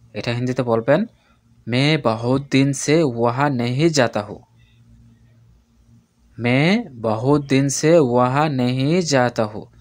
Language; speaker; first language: Hindi; non-native, fluent; Bangla